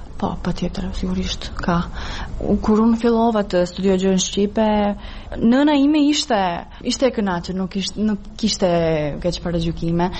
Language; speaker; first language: Albanian; non-native, fluent; Serbian